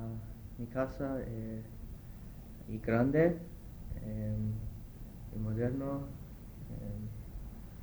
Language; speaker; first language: Spanish; non-native, learner; English